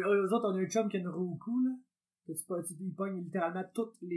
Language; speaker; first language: French; native; French